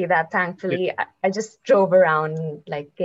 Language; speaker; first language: English; non-native, local second language; Hindi